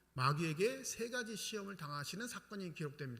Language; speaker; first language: Korean; native; Korean